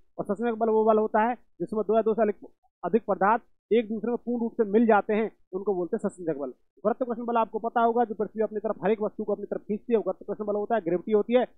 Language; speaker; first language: Hindi; native; Hindi